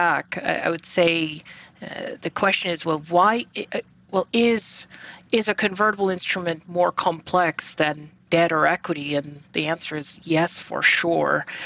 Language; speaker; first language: English; non-native, local second language; Bangla